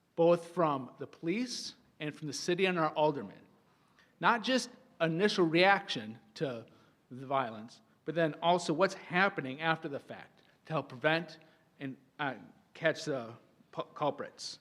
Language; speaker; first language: English; native; English